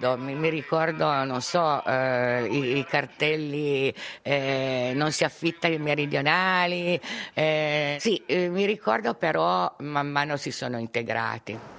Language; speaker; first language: Italian; native; Italian